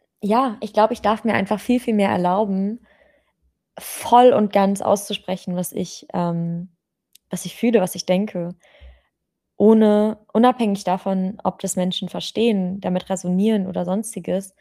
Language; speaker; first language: German; native; German